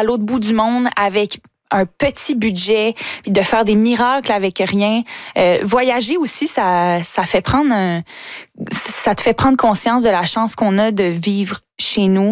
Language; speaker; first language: French; native; French